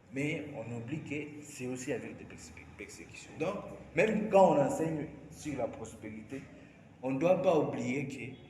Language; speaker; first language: French; non-native, local second language; Swahili